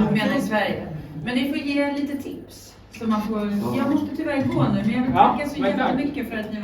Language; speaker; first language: Swedish; native; Swedish